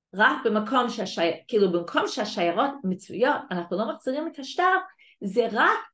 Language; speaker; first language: Hebrew; non-native, fluent; English